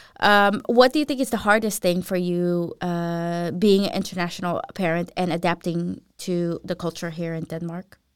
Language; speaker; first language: English; early bilingual, other home language; Filipino